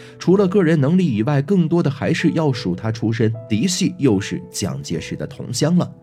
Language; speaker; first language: Chinese; native; Chinese